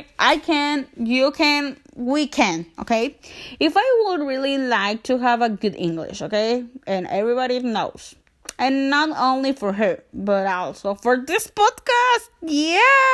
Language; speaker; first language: English; non-native, learner; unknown